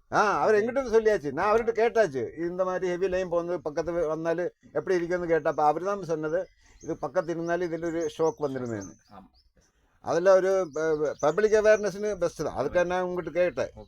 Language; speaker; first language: Tamil; non-native, local second language; Malayalam